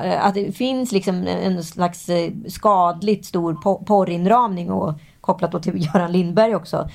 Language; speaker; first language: Swedish; native; Swedish